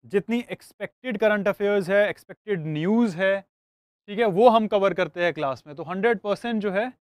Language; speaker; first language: Hindi; native; Hindi